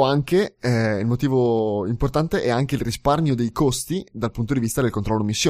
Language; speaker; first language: Italian; native; Italian